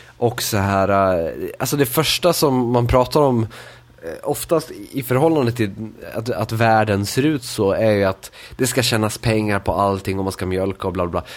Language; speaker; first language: Swedish; native; Swedish